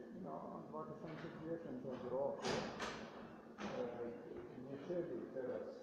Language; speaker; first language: Polish; non-native, learner; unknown